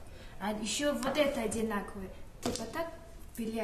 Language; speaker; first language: Russian; non-native, learner; Mongolian